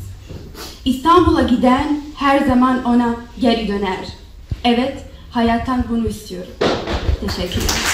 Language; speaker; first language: Turkish; non-native, learner; Bosnian